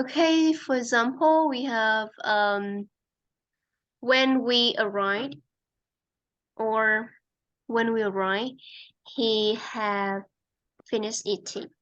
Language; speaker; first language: English; non-native, fluent; Vietnamese